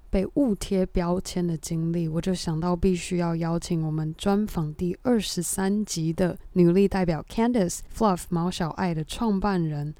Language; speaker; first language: Chinese; native; Chinese